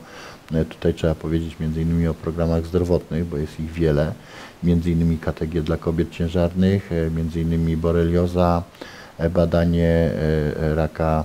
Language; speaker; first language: Polish; native; Polish